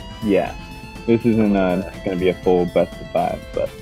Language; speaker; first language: English; native; English